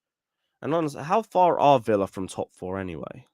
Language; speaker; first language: English; native; English